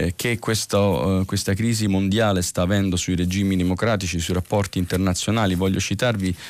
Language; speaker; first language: Italian; native; Italian